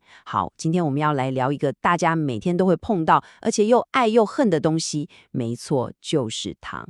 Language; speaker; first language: Chinese; native; Chinese